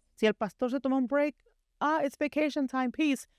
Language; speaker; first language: Spanish; early bilingual, heritage; Spanish